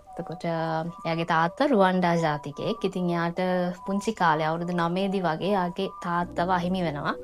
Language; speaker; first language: Sinhala; native; Sinhala